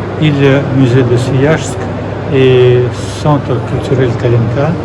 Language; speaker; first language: French; non-native, fluent; Russian